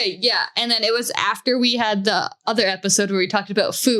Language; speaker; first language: English; native; English